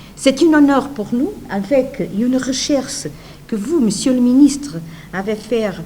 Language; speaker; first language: French; non-native, learner; Portuguese